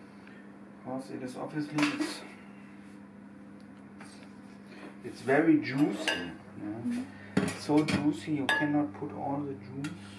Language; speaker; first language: English; non-native, fluent; German